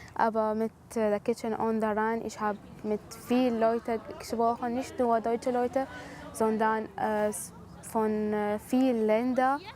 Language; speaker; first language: German; non-native, learner; Arabic